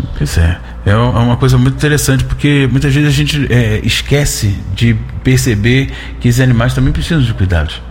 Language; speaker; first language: Portuguese; native; Portuguese